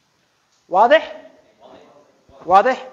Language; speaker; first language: Arabic; non-native, fluent; Indonesian